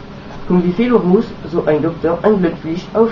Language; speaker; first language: German; non-native, learner; French